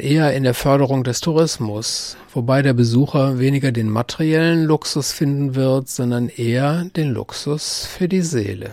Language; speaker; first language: German; native; German